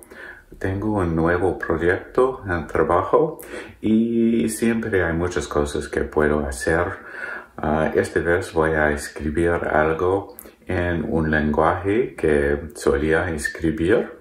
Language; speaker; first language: Spanish; non-native, learner; English